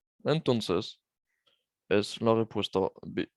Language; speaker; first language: Spanish; non-native, fluent; French